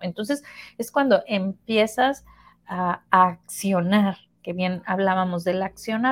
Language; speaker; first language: Spanish; native; Spanish